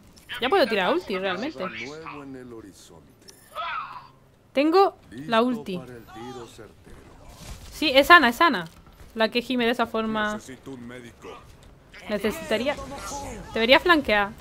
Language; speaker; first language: Spanish; native; Spanish